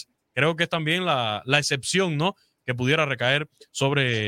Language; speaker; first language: Spanish; native; Spanish